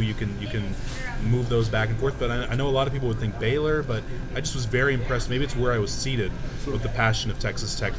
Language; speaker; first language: English; native; English